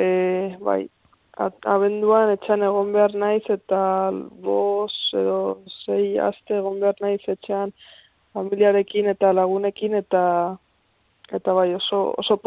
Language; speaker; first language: Basque; non-native, local second language; Spanish